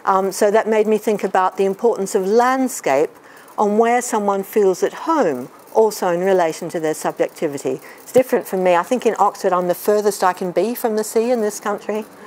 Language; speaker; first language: English; native; English